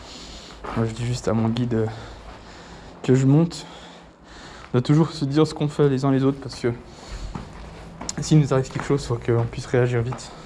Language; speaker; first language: French; native; French